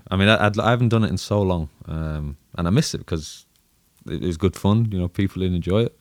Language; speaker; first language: English; native; English